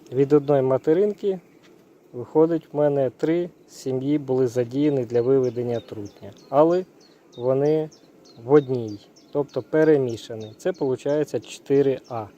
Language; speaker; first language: Ukrainian; native; Ukrainian